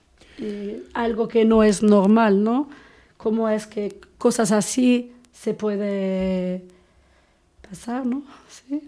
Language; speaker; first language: Spanish; non-native, fluent; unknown